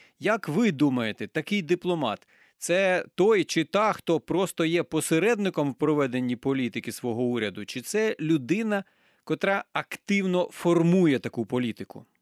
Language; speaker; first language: Ukrainian; native; Ukrainian